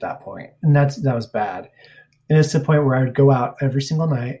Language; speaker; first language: English; native; English